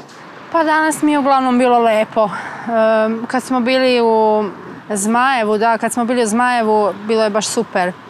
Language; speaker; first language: Serbian; native; Serbian